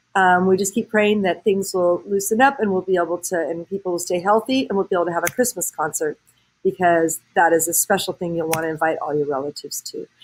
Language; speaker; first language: English; native; English